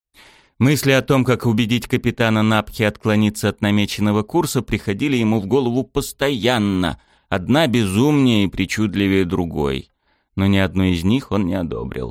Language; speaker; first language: Russian; native; Russian